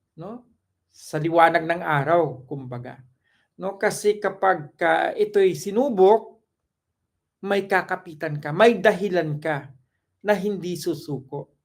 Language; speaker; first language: Filipino; non-native, local second language; Cebuano